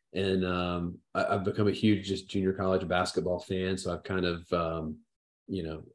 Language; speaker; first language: English; native; English